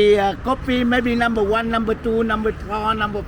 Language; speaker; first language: English; non-native, learner; Vietnamese